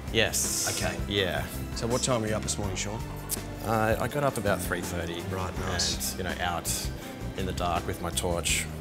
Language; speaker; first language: English; native; English